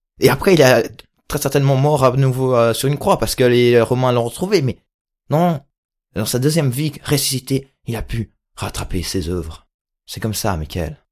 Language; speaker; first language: French; native; French